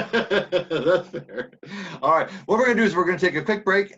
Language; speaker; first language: English; native; English